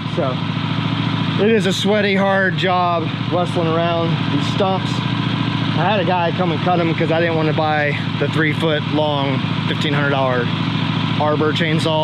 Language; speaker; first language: English; native; English